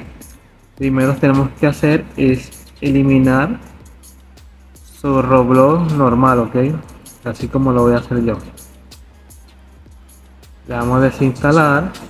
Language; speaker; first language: Spanish; non-native, fluent; Portuguese